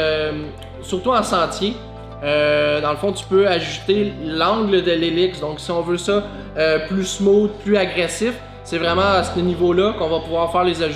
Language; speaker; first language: French; native; French